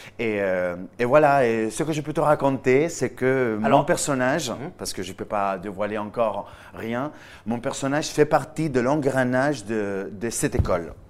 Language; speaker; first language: French; non-native, fluent; Spanish